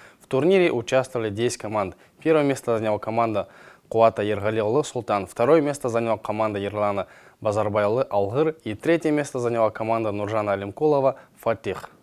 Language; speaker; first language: Russian; non-native, local second language; Kazakh